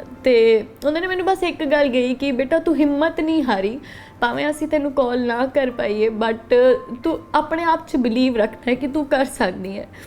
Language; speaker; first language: Punjabi; native; Punjabi